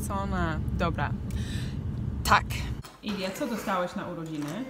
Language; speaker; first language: Polish; early bilingual, heritage; Polish